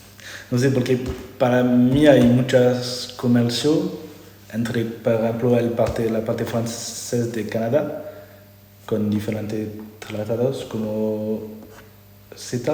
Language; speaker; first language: Spanish; non-native, learner; French